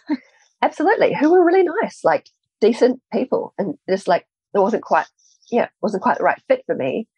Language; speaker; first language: English; native; English